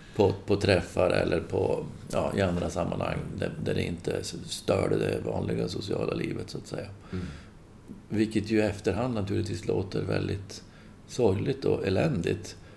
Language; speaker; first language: Swedish; native; Swedish